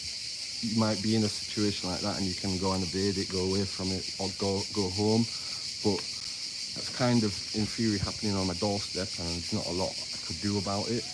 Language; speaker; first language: English; native; English